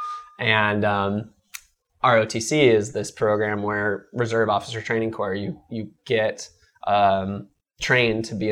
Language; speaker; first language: English; native; English